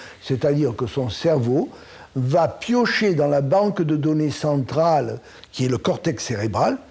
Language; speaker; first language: French; native; French